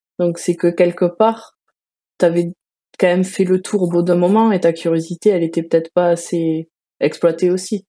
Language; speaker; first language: French; native; French